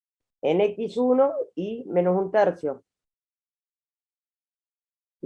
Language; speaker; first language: Spanish; native; Spanish